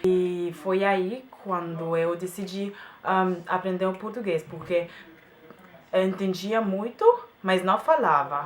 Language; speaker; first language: Portuguese; non-native, fluent; German